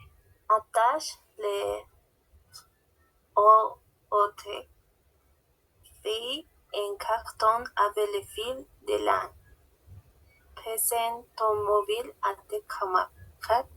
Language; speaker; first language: French; non-native, learner; Spanish